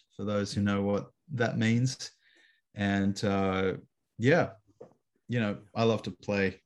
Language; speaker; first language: English; native; English